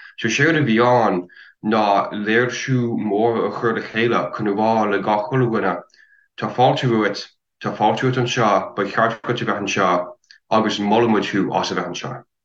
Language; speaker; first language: Irish; non-native, fluent; English